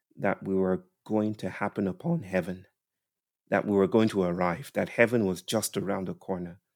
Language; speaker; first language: English; non-native, local second language; Yoruba